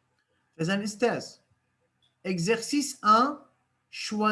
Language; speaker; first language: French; non-native, local second language; Arabic